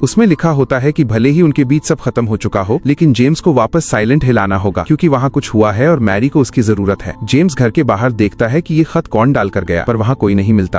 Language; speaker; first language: Hindi; native; Hindi